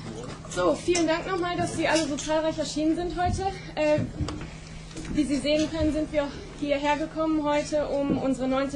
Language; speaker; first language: German; native; German